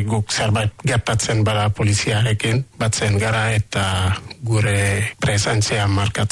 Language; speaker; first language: Basque; non-native, learner; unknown